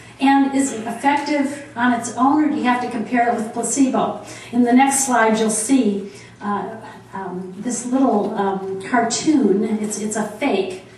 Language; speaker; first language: English; native; English